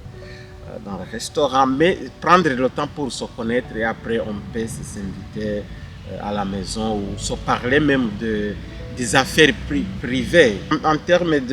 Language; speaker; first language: French; non-native, local second language; Kinyarwanda